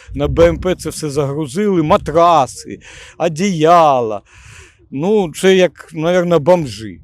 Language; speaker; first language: Ukrainian; non-native, local second language; Russian